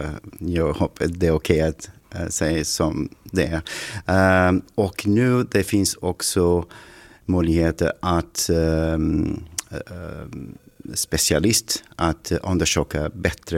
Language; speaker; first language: Swedish; non-native, learner; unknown